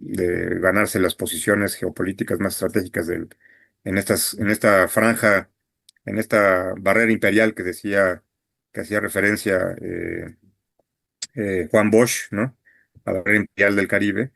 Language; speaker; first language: Spanish; native; Spanish